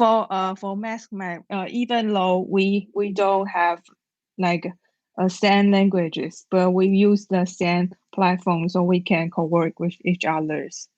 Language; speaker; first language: English; non-native, learner; Chinese